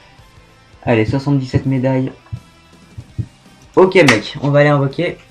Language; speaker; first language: French; native; French